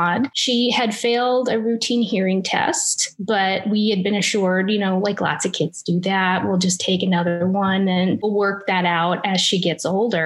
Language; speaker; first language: English; native; English